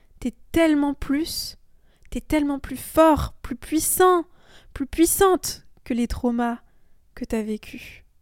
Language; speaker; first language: French; early bilingual, other home language; Persian